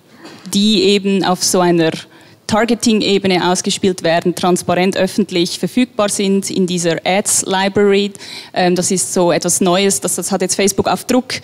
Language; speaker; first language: German; native; German